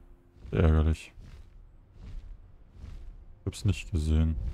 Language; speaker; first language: German; native; German